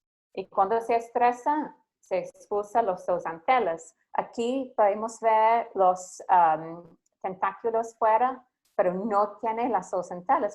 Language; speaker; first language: Spanish; non-native, fluent; English